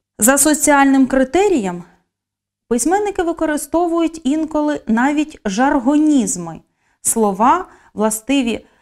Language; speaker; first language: Ukrainian; native; Ukrainian